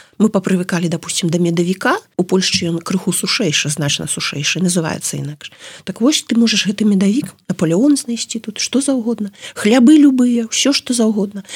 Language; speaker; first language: Belarusian; native; Belarusian